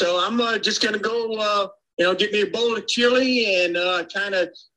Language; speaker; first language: English; native; English